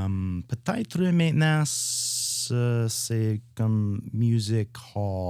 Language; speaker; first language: French; non-native, learner; English